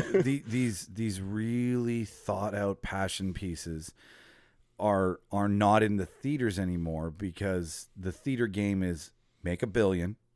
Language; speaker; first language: English; native; English